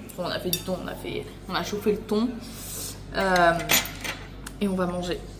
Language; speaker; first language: French; native; French